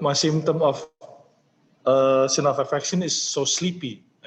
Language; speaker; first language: English; non-native, learner; Indonesian